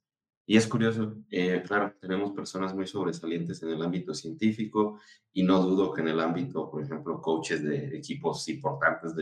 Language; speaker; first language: Spanish; native; Spanish